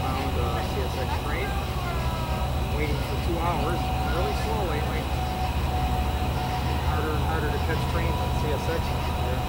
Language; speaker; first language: English; native; English